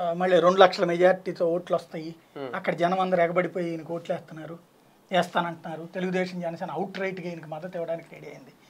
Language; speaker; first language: Telugu; native; Telugu